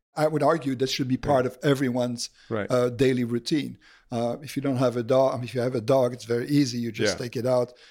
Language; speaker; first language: English; non-native, fluent; French